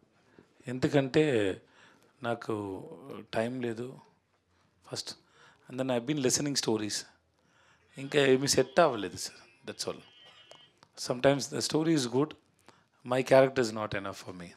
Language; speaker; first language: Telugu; non-native, learner; Tamil